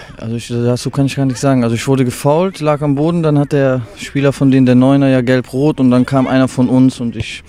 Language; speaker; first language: German; native; German